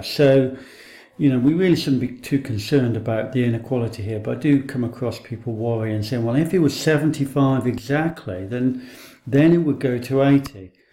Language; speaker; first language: English; native; English